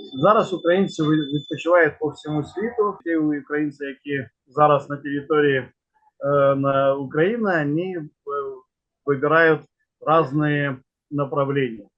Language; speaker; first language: Ukrainian; non-native, local second language; Russian